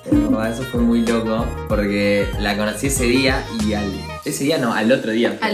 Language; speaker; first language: Spanish; native; Spanish